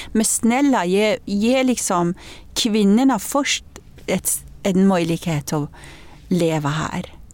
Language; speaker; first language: Swedish; non-native, fluent; Persian